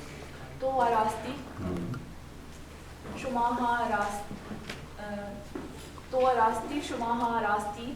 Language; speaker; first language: Persian; non-native, learner; Urdu